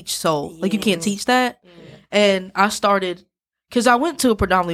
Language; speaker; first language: English; native; English